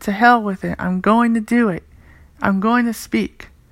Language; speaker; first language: English; native; English